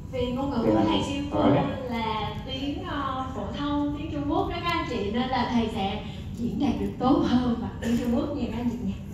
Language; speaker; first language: Vietnamese; native; Vietnamese